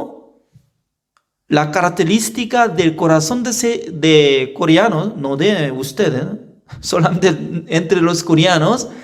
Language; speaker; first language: Spanish; non-native, fluent; Korean